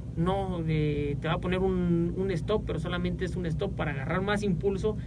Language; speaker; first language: Spanish; native; Spanish